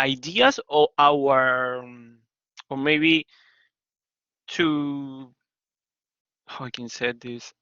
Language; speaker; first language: English; non-native, learner; Spanish